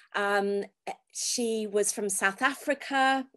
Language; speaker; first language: English; native; English